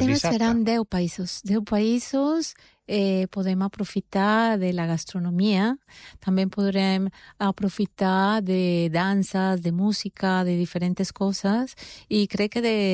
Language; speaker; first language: Catalan; non-native, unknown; Spanish